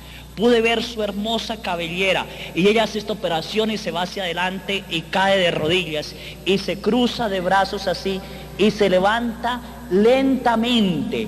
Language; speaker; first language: Spanish; native; Spanish